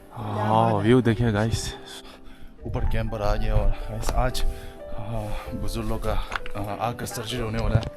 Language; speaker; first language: Hindi; non-native, fluent; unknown